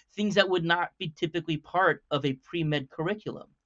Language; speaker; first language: English; native; English